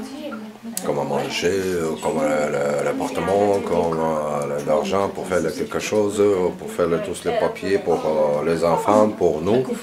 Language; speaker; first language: French; non-native, learner; Chechen